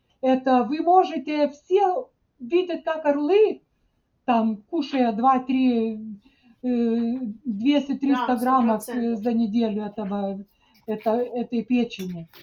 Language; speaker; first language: Russian; non-native, fluent; Lithuanian